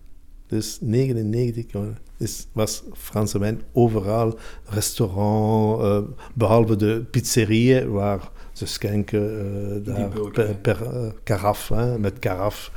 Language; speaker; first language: Dutch; non-native, local second language; Italian